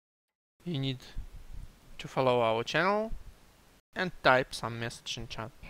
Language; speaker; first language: English; non-native, learner; Russian